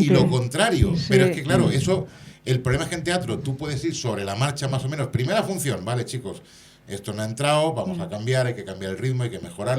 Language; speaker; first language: Spanish; native; Spanish